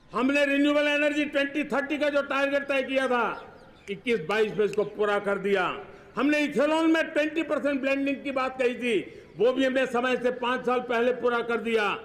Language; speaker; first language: Hindi; non-native, local second language; Gujarati